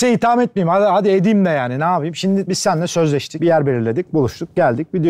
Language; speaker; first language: Turkish; native; Turkish